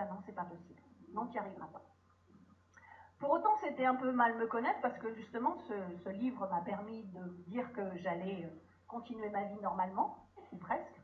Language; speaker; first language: French; native; French